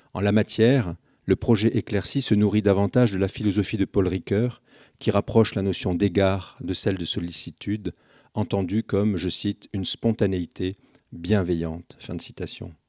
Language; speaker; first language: French; native; French